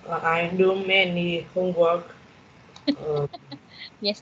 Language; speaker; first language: English; non-native, learner; Vietnamese